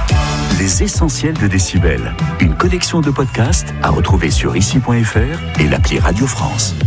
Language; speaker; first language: French; native; French